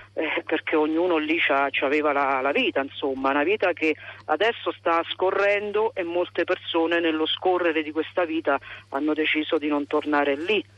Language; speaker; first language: Italian; native; Italian